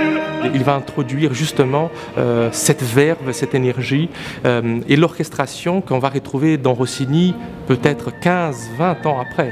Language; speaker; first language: French; non-native, fluent; Portuguese